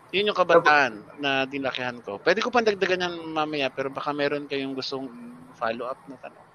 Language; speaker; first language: Filipino; native; Filipino